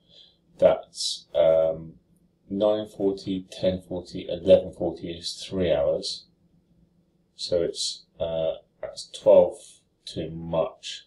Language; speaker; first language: English; native; English